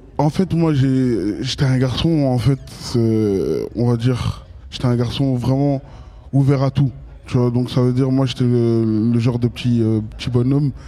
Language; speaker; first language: French; native; French